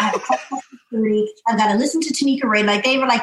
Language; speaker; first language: English; native; English